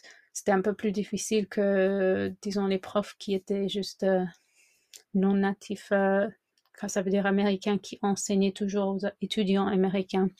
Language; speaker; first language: French; non-native, fluent; English